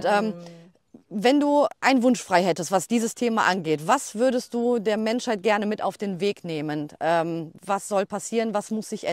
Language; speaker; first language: German; native; German